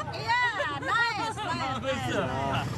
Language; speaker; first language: Indonesian; non-native, local second language; Sasak